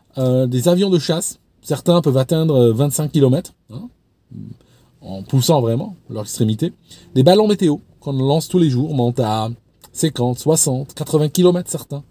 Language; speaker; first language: French; non-native, local second language; Arabic